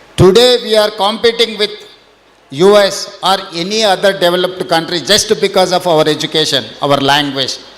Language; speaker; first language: English; non-native, local second language; Telugu